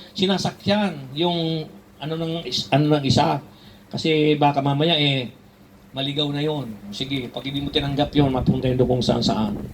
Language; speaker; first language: Filipino; native; Filipino